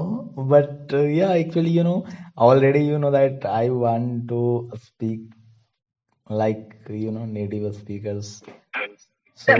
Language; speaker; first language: English; non-native, learner; Hindi